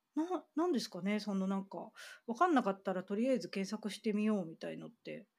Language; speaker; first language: Japanese; early bilingual, other home language; English